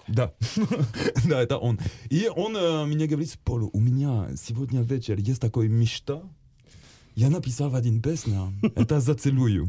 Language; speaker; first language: Russian; non-native, learner; French